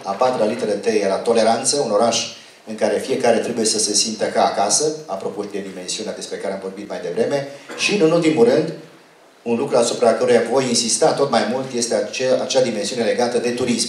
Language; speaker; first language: Romanian; native; Romanian